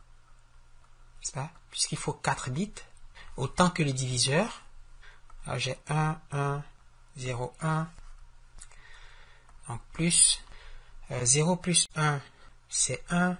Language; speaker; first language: French; native; French